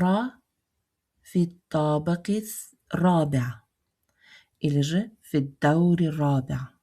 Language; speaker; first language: Arabic; non-native, fluent; Russian